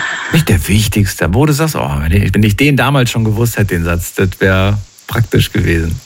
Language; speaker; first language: German; native; German